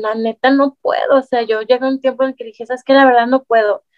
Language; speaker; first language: Spanish; native; Spanish